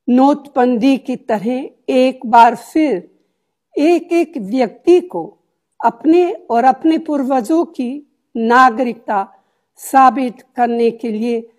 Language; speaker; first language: Hindi; non-native, fluent; Italian